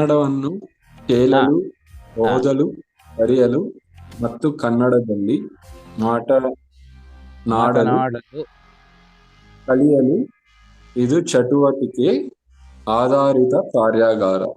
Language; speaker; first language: Kannada; non-native, learner; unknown